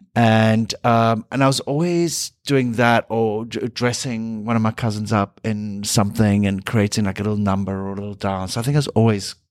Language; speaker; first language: English; native; English